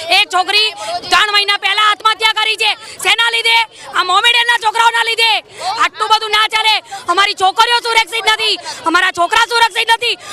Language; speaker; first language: Gujarati; native; Gujarati